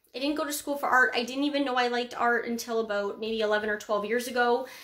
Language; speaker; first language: English; native; English